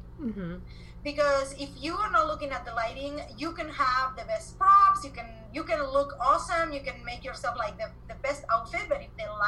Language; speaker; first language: English; non-native, fluent; Spanish